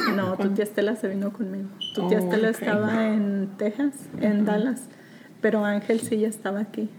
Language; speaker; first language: Spanish; native; Spanish